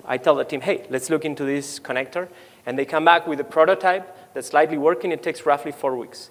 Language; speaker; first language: English; non-native, fluent; Spanish